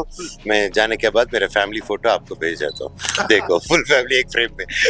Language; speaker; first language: Hindi; non-native, local second language; Telugu